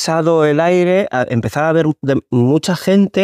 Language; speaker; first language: Spanish; native; Spanish